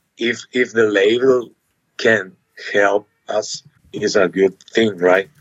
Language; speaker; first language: English; non-native, learner; Spanish